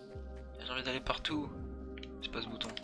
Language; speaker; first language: French; native; French